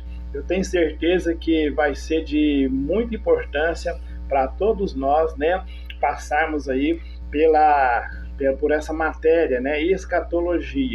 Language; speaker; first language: Portuguese; native; Portuguese